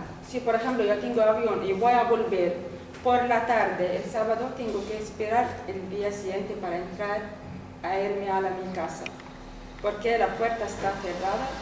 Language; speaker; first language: Spanish; non-native, learner; Arabic